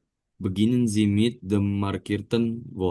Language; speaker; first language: German; non-native, learner; Indonesian